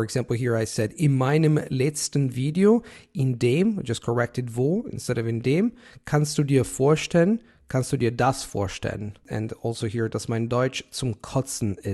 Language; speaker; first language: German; non-native, fluent; Italian